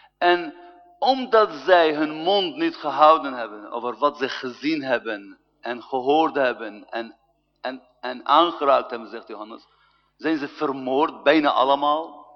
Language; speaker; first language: Dutch; non-native, fluent; Arabic